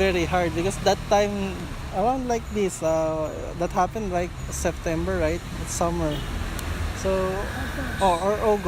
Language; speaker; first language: English; non-native, learner; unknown